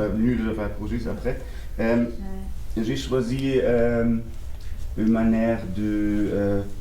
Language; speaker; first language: French; non-native, learner; German